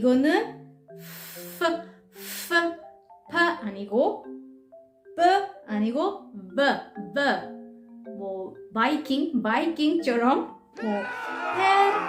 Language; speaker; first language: Korean; non-native, learner; Italian